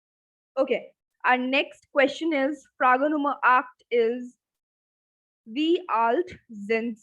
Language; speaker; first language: German; non-native, fluent; Hindi